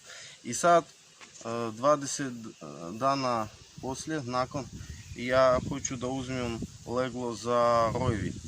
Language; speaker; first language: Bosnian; non-native, learner; Russian